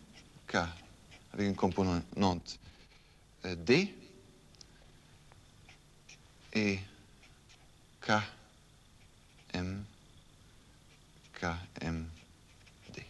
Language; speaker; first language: French; non-native, fluent; German